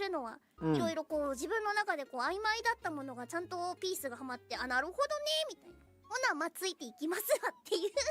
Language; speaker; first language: Japanese; native; Japanese